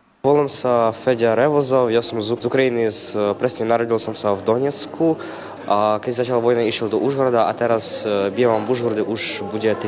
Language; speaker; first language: Slovak; non-native, learner; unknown